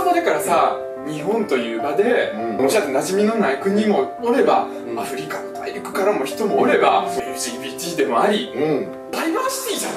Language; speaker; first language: Japanese; early bilingual, other home language; Russian